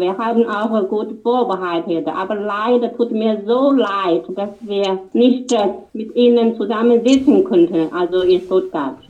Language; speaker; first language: German; non-native, learner; Chinese